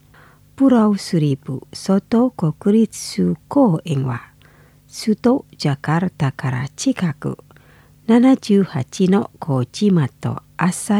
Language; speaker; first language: Japanese; non-native, fluent; Indonesian